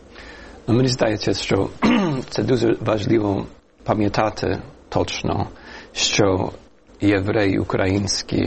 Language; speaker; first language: Ukrainian; non-native, fluent; English